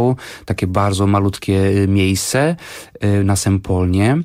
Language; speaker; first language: Polish; non-native, fluent; Portuguese